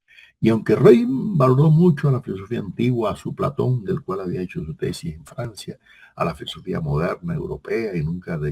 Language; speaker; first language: Spanish; native; Spanish